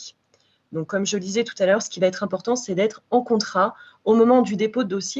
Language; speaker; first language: French; native; French